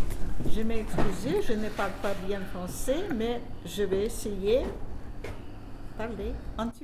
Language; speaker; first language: French; non-native, learner; Russian